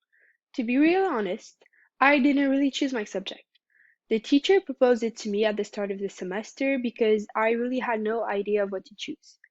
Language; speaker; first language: English; non-native, local second language; French